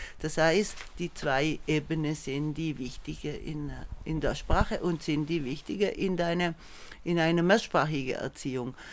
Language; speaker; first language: German; non-native, fluent; Italian